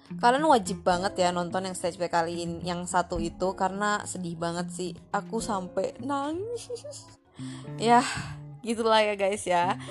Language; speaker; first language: Indonesian; native; Indonesian